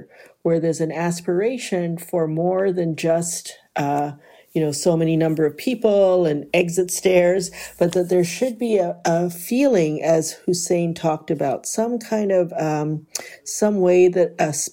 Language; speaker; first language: English; native; English